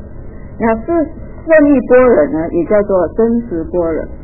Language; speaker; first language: Chinese; native; Chinese